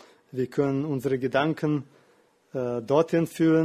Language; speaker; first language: German; non-native, fluent; Russian